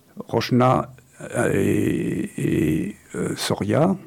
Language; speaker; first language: French; native; French